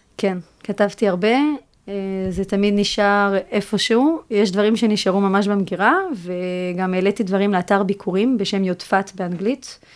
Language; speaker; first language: Hebrew; early bilingual, other home language; French